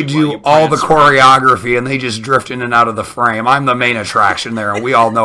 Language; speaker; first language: English; native; English